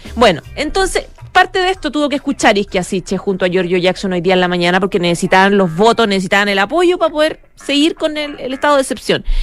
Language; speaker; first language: Spanish; native; Spanish